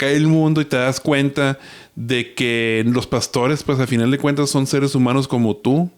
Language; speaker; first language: Spanish; native; Spanish